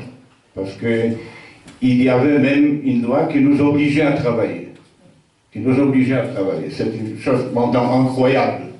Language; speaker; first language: French; non-native, fluent; Polish